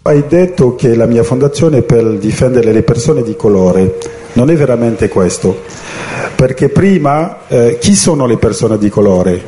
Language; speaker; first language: Italian; non-native, fluent; French